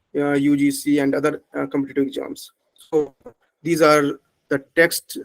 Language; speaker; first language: English; non-native, local second language; Hindi